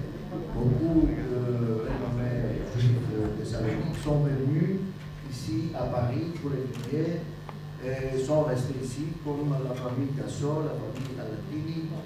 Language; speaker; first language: French; non-native, fluent; Greek